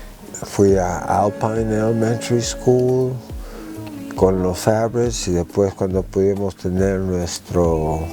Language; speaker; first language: Spanish; early bilingual, heritage; Spanish